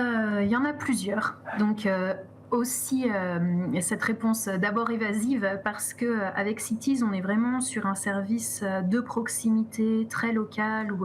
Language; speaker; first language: French; native; French